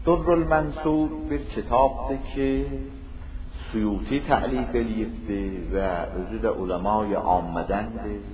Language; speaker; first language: Persian; non-native, local second language; Azerbaijani